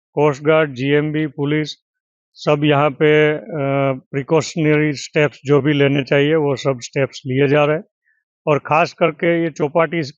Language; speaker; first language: Hindi; non-native, local second language; Gujarati